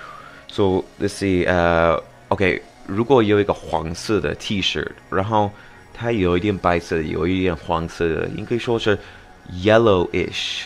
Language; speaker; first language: Chinese; non-native, fluent; English